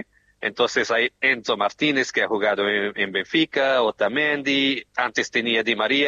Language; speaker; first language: Spanish; non-native, fluent; Portuguese